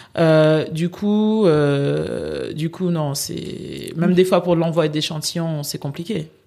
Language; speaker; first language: French; native; French